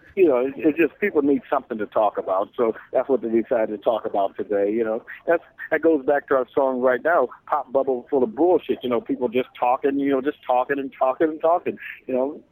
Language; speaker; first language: English; native; English